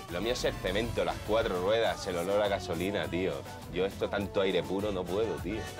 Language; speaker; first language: Spanish; native; Spanish